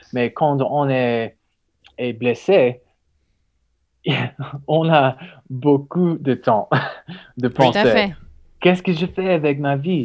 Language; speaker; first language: French; non-native, learner; English